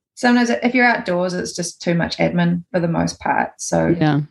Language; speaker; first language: English; native; English